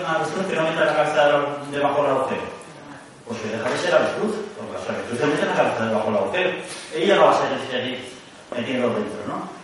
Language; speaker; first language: Spanish; native; Spanish